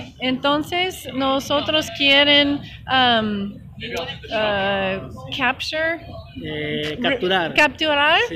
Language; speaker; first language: Spanish; non-native, learner; English